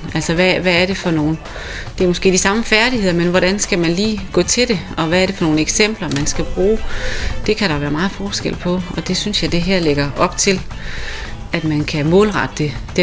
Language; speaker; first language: Danish; native; Danish